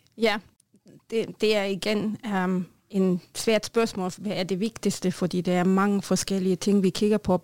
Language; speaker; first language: Norwegian; non-native, learner; German